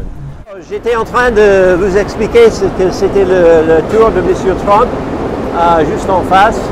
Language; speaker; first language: French; non-native, fluent; English